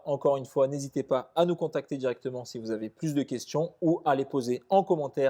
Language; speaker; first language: French; native; French